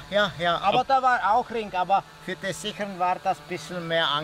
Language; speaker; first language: German; non-native, learner; Czech